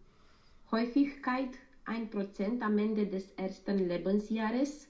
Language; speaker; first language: German; non-native, learner; Romanian